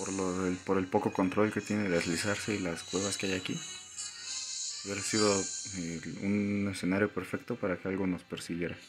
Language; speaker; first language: Spanish; native; Spanish